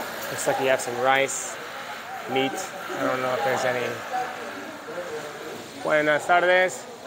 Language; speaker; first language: English; native; English